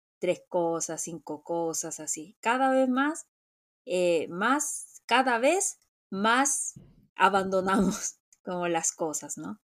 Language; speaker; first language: Spanish; non-native, fluent; Korean